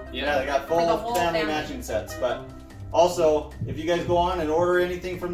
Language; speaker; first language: English; native; English